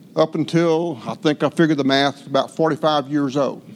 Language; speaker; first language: English; native; English